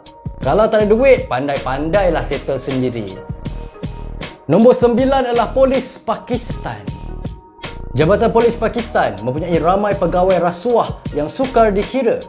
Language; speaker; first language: Malay; native; Malay